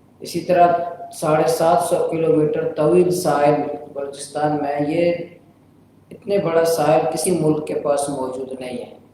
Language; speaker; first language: Urdu; non-native, local second language; Baluchi